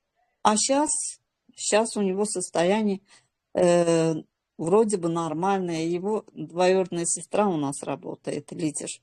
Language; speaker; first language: Russian; non-native, local second language; Azerbaijani